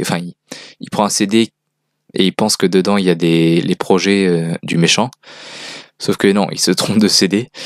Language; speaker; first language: French; native; French